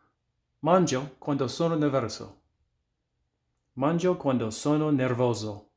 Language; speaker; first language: Italian; non-native, fluent; English